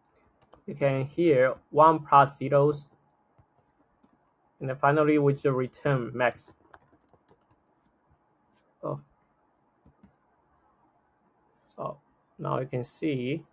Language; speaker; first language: English; non-native, fluent; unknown